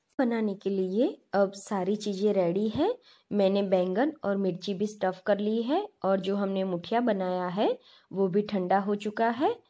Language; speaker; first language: Hindi; non-native, local second language; Gujarati